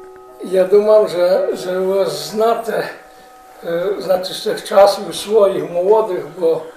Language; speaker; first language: Polish; non-native, local second language; Rusyn